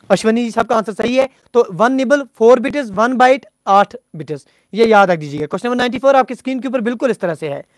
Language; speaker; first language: Hindi; non-native, local second language; Punjabi